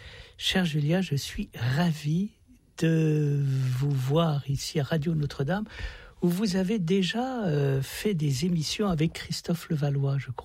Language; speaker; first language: French; native; French